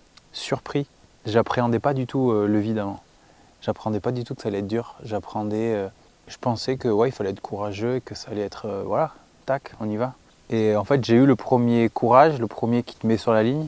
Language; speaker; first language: French; native; French